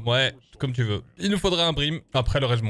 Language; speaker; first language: French; native; French